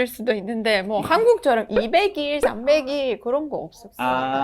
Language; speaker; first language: Korean; non-native, learner; Persian